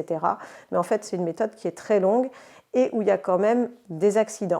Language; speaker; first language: French; native; French